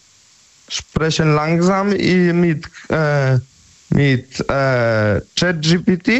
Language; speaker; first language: German; non-native, learner; Polish